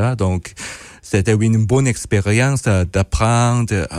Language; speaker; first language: French; non-native, fluent; Korean